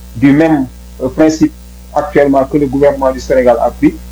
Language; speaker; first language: French; non-native, local second language; Wolof